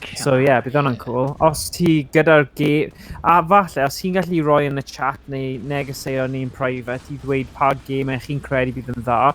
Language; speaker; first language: Welsh; non-native, local second language; English